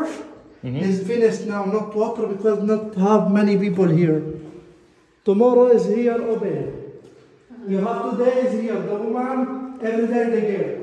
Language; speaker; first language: English; non-native, learner; Arabic